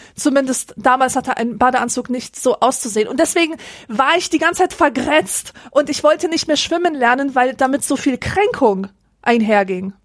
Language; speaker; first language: German; early bilingual, other home language; Polish